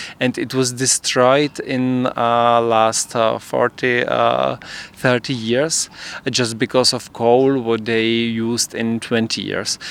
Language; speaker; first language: English; non-native, fluent; Czech